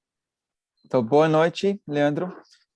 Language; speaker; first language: Portuguese; non-native, learner; English